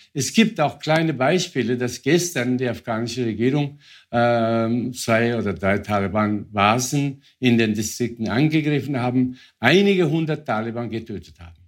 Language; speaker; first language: German; non-native, fluent; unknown